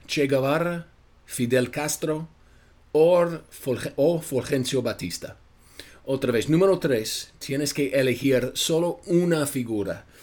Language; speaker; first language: Spanish; non-native, fluent; English